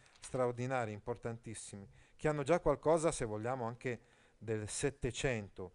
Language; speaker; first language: Italian; native; Italian